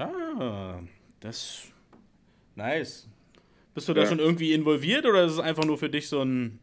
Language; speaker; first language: German; native; German